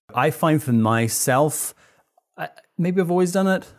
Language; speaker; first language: English; native; English